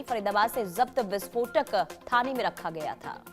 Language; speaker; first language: Hindi; native; Hindi